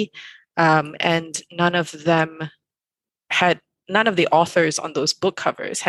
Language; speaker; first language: English; non-native, local second language; Malay